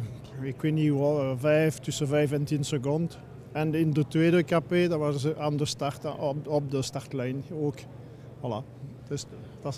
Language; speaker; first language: Dutch; non-native, local second language; French